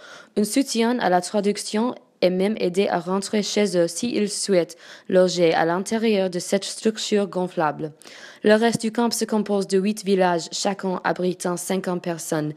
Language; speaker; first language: French; non-native, learner; English